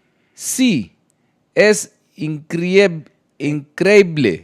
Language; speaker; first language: Spanish; non-native, learner; Hindi